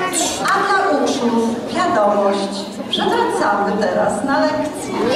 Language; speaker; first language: Polish; native; Polish